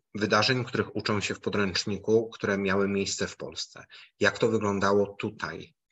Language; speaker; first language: Polish; native; Polish